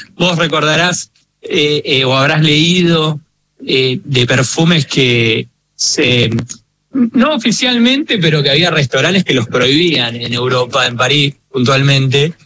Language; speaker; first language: Spanish; native; Spanish